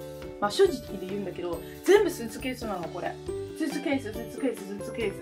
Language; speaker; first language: Japanese; non-native, fluent; Italian